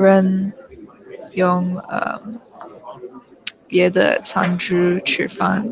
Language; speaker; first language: Chinese; non-native, learner; English